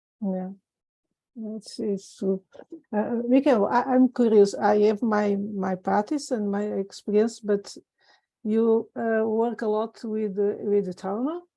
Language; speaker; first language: English; non-native, fluent; Portuguese